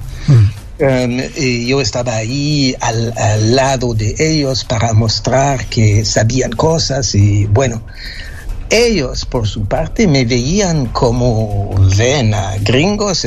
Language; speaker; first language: Spanish; non-native, fluent; French